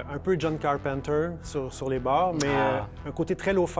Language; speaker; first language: French; native; French